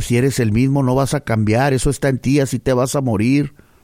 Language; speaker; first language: Spanish; early bilingual, heritage; Spanish